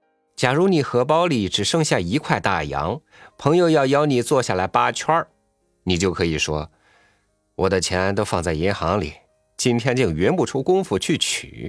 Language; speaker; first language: Chinese; native; Chinese